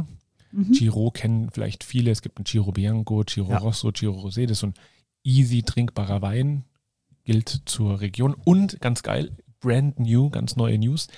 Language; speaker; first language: German; native; German